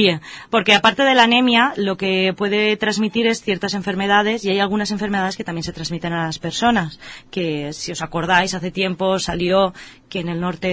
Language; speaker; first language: Spanish; native; Spanish